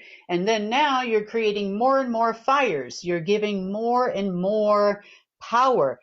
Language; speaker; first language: English; native; English